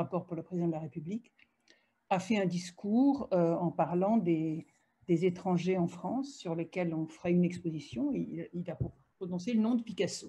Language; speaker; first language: French; native; French